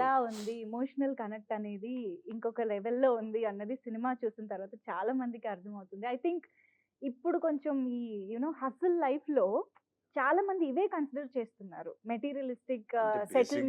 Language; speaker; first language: Telugu; native; Telugu